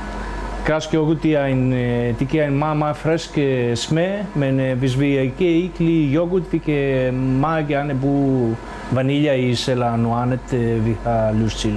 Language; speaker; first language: Danish; non-native, fluent; Greek